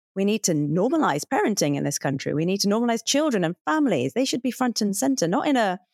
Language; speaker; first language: English; native; English